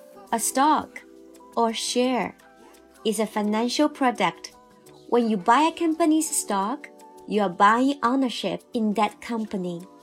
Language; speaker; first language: English; non-native, fluent; Chinese